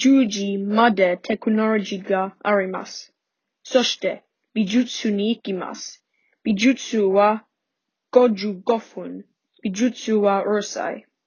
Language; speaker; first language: Japanese; non-native, learner; English